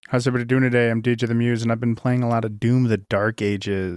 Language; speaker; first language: English; native; English